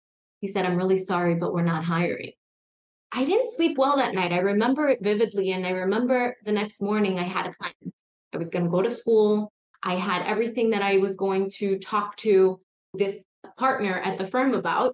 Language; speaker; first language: English; native; English